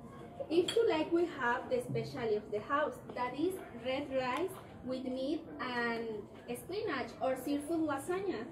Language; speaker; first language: English; non-native, learner; Spanish